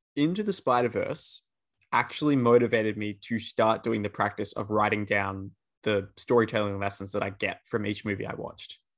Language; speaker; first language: English; native; English